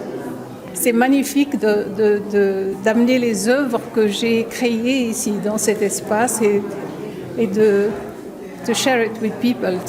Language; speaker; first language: French; non-native, local second language; Arabic